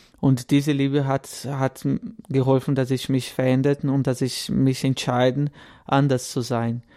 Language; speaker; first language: German; non-native, fluent; Portuguese